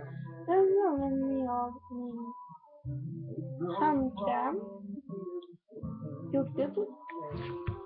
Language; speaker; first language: Swedish; non-native, learner; Korean